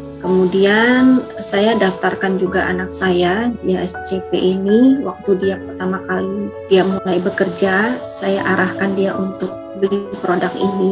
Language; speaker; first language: Indonesian; native; Indonesian